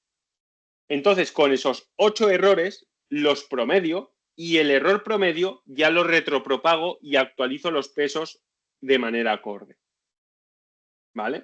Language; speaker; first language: Spanish; native; Spanish